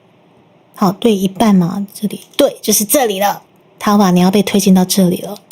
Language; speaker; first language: Chinese; native; Chinese